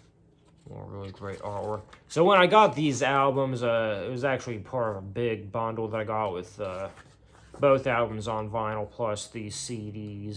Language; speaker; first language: English; native; English